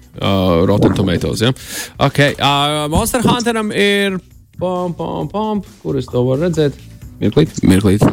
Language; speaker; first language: Latvian; native; Latvian